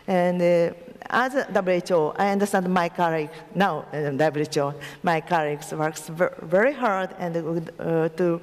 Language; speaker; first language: English; non-native, learner; Japanese